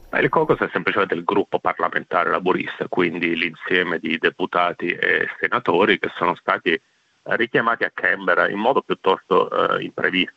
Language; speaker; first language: Italian; native; Italian